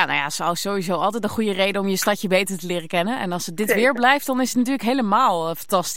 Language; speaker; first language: Dutch; native; Dutch